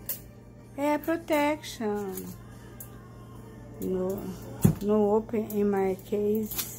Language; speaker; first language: English; non-native, learner; Portuguese